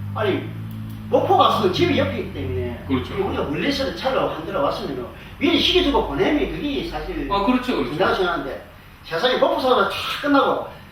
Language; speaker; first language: Korean; native; Korean